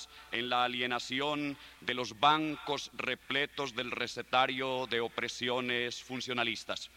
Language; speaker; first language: Spanish; native; Spanish